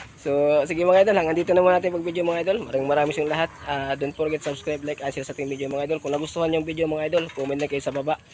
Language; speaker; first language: Filipino; non-native, local second language; Cebuano